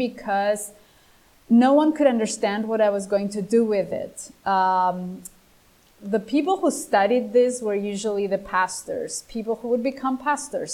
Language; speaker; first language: English; non-native, fluent; Greek